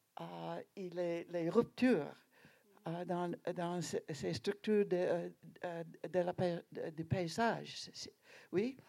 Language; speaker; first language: French; non-native, learner; English